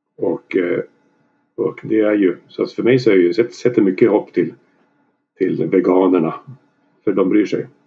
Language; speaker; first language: Swedish; native; Swedish